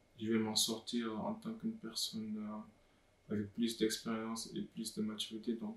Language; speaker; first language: French; non-native, local second language; Wolof